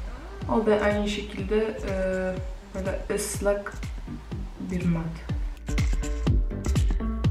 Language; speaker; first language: Turkish; non-native, fluent; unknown